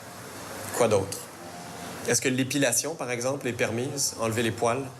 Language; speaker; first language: French; native; French